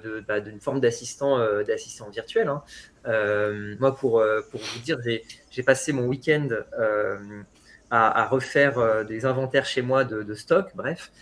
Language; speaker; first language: French; native; French